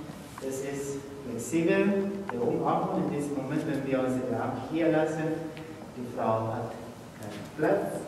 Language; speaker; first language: German; non-native, fluent; Spanish